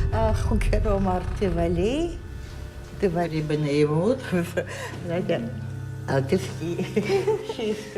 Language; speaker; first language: Hebrew; non-native, fluent; Russian